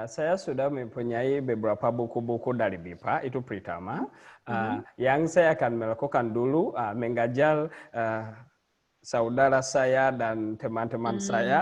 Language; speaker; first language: Indonesian; non-native, learner; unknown